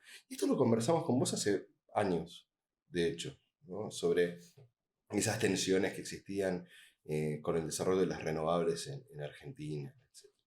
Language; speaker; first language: Spanish; native; Spanish